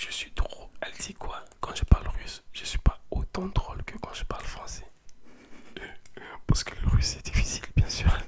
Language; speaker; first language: French; non-native, learner; Russian